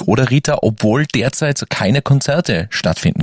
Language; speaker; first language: German; native; German